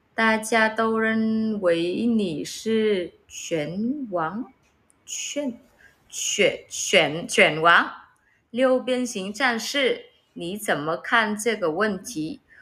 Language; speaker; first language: Chinese; non-native, learner; Vietnamese